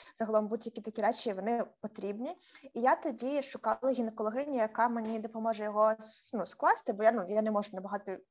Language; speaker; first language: Ukrainian; native; Ukrainian